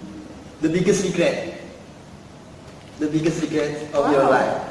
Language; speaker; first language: English; non-native, learner; Indonesian